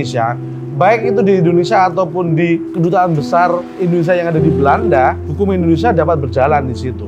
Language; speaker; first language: Indonesian; native; Indonesian